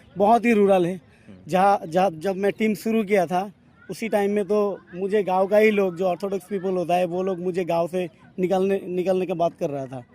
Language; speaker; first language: Hindi; non-native, local second language; Bangla